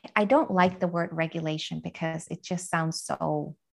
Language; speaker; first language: English; non-native, fluent; Finnish